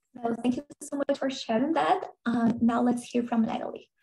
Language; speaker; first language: English; non-native, fluent; Portuguese